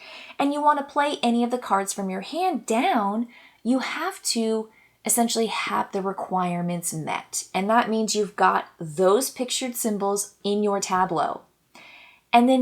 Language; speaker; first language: English; native; English